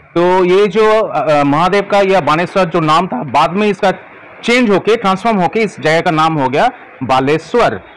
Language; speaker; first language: Hindi; non-native, local second language; Bangla